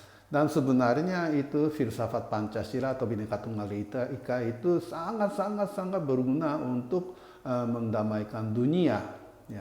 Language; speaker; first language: Indonesian; non-native, fluent; Japanese